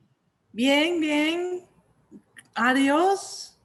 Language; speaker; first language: Spanish; non-native, learner; English